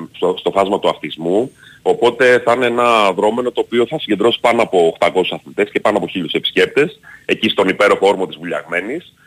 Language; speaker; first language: Greek; native; Greek